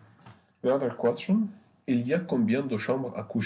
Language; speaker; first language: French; non-native, fluent; Arabic